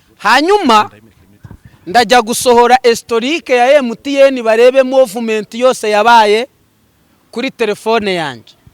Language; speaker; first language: Kinyarwanda; native; Kinyarwanda